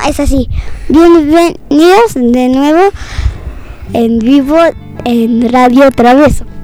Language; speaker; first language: Spanish; early bilingual, other home language; French